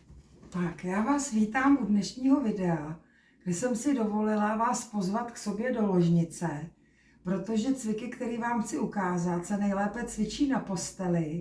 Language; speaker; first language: Czech; native; Czech